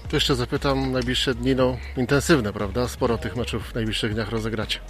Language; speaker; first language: Polish; native; Polish